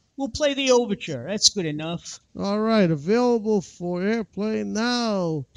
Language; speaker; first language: English; native; English